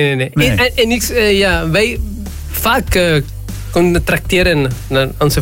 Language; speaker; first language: Dutch; non-native, learner; Spanish